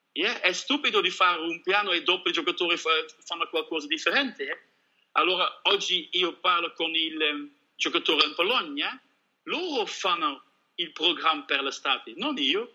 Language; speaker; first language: Italian; non-native, learner; Dutch